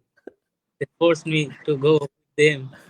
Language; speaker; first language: English; non-native, learner; Bangla